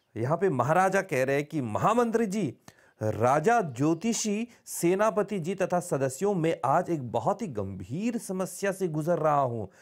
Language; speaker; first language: Hindi; early bilingual, heritage; Bhojpuri